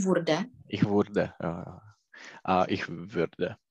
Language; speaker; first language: German; non-native, learner; Czech